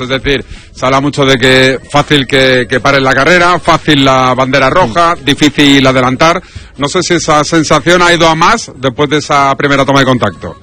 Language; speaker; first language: Spanish; native; Spanish